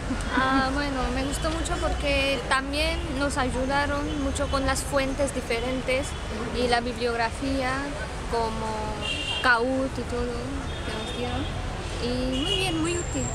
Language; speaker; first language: Spanish; non-native, fluent; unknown